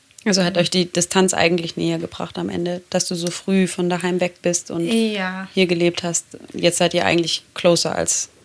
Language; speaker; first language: German; native; German